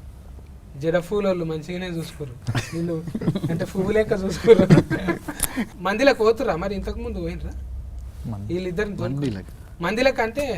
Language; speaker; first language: Telugu; native; Telugu